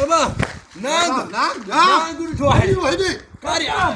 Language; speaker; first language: Arabic; non-native, learner; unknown